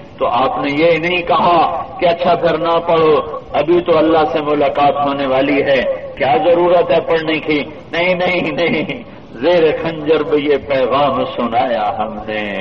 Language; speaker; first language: Urdu; non-native, local second language; Punjabi